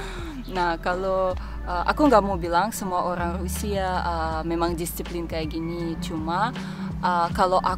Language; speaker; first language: Indonesian; non-native, fluent; Russian